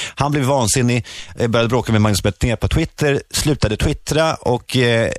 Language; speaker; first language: Swedish; native; Swedish